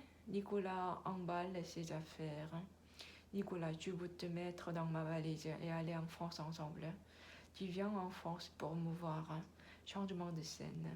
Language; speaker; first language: French; non-native, learner; Korean